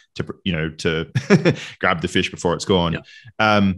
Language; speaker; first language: English; native; English